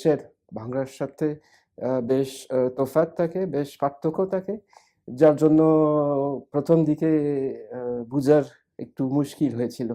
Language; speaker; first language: Bangla; non-native, fluent; French